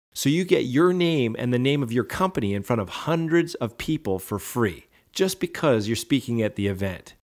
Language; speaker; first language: English; native; English